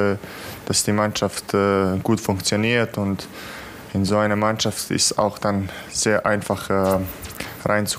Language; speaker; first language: German; non-native, fluent; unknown